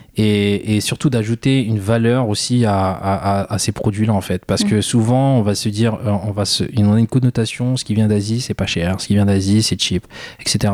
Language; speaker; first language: French; early bilingual, other home language; Khmer